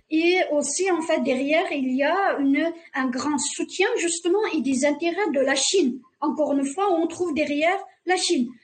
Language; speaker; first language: French; non-native, fluent; Uyghur